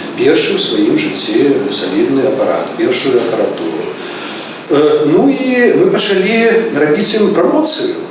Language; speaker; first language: Belarusian; native; Belarusian